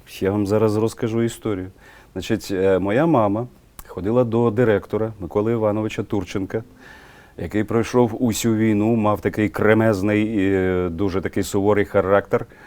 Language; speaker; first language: Ukrainian; non-native, local second language; Russian